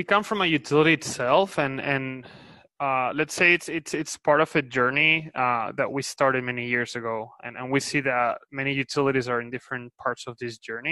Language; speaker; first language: English; non-native, fluent; Spanish